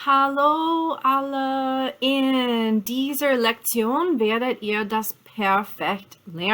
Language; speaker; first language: German; non-native, fluent; English